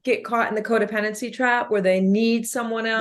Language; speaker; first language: English; native; English